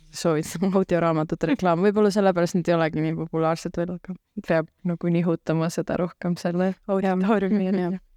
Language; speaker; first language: Estonian; native; Estonian